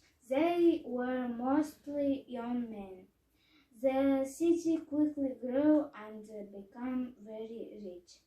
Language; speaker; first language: English; non-native, learner; Kazakh